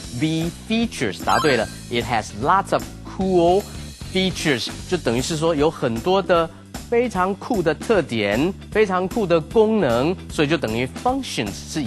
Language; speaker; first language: Chinese; native; Chinese